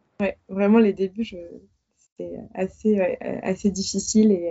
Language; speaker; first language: French; native; French